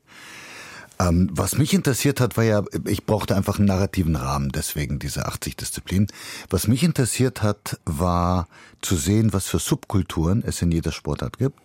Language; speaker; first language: German; early bilingual, other home language; Bulgarian